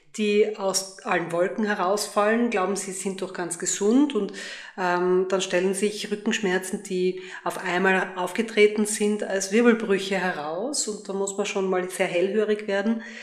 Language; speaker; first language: German; native; German